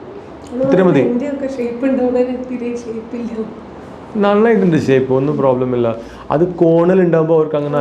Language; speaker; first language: Malayalam; non-native, local second language; Tamil